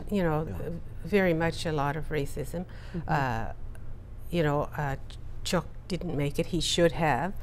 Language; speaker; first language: English; native; English